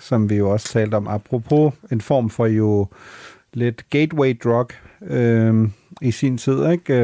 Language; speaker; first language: Danish; non-native, fluent; German